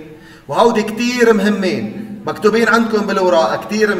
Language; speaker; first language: Arabic; native; Arabic